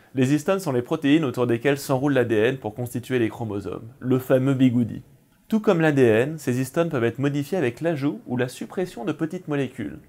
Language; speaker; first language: French; native; French